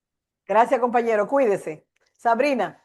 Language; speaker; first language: Spanish; native; Spanish